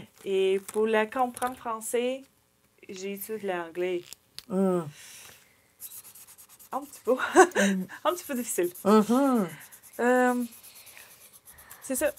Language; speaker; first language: French; non-native, learner; Ukrainian